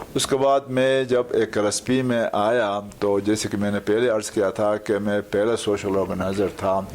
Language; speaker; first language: Urdu; non-native, local second language; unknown